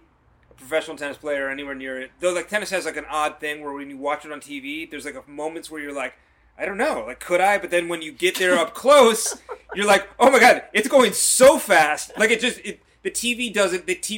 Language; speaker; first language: English; native; English